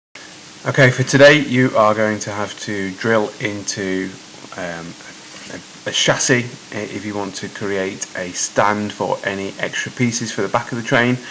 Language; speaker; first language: English; native; English